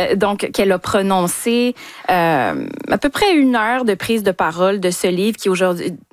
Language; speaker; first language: French; native; French